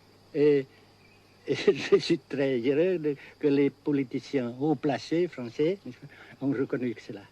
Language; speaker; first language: French; non-native, fluent; Vietnamese